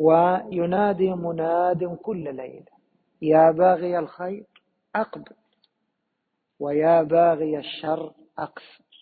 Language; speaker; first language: Arabic; native; Arabic